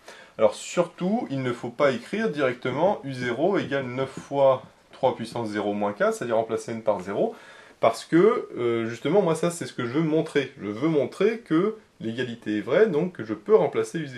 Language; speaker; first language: French; native; French